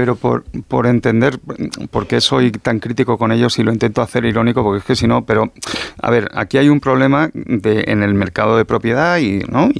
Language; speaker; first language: Spanish; native; Spanish